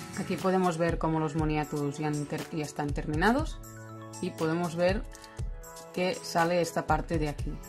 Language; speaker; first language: Spanish; non-native, local second language; Catalan